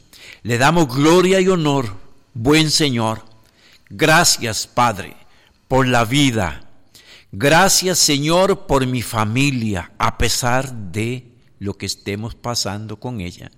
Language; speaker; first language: Spanish; native; Spanish